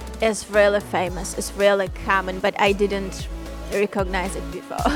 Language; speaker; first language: English; non-native, learner; Turkish